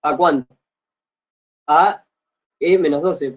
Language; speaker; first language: Spanish; native; Spanish